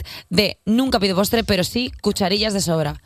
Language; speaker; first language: Spanish; native; Spanish